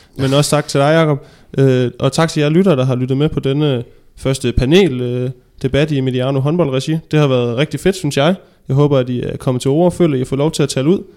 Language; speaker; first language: Danish; native; Danish